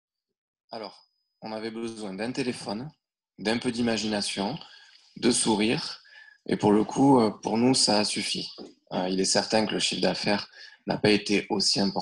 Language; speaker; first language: French; native; French